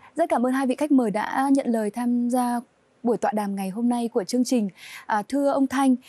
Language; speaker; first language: Vietnamese; native; Vietnamese